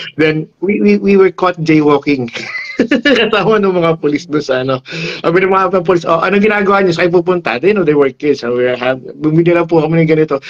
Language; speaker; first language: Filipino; non-native, local second language; Iloko